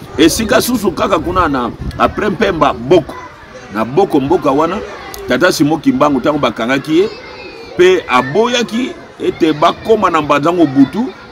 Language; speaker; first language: Lingala; non-native, local second language; Kongo